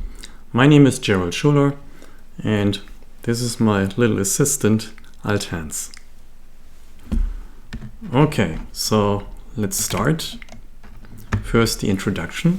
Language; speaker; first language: English; non-native, fluent; German